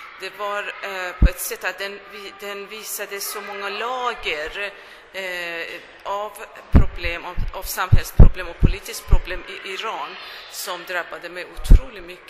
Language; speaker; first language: Swedish; non-native, fluent; Persian